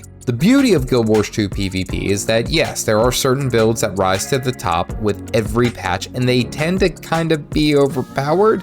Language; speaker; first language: English; native; English